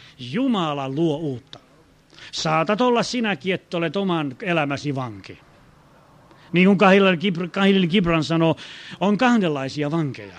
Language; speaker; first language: Finnish; native; Finnish